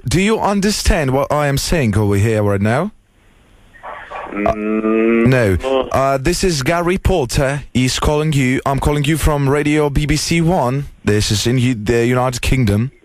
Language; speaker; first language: English; non-native, learner; Lithuanian